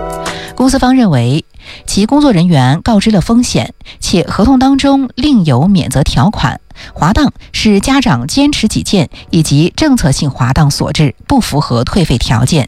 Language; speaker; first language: Chinese; native; Chinese